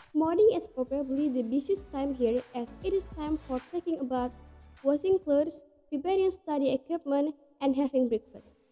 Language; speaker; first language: English; non-native, fluent; Indonesian